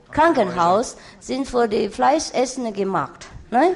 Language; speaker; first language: German; non-native, learner; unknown